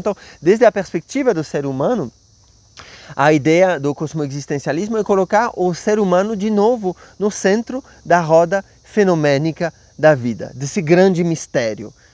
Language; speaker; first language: Portuguese; non-native, fluent; French